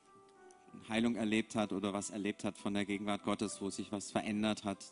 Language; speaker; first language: German; native; German